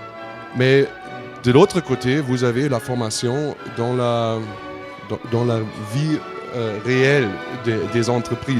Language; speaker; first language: French; non-native, fluent; German